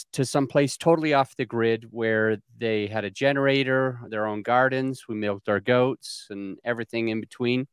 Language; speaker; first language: English; native; English